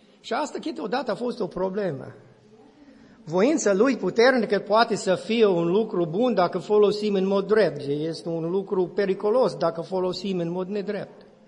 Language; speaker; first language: Romanian; non-native, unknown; English